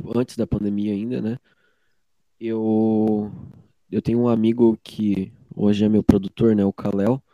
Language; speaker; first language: Portuguese; native; Portuguese